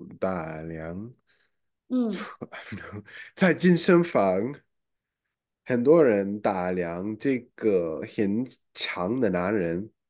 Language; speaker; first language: Chinese; non-native, fluent; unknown